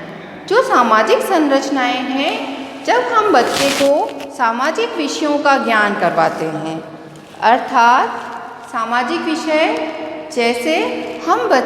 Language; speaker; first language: Hindi; native; Hindi